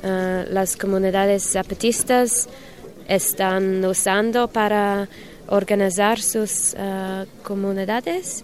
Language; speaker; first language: Spanish; non-native, learner; English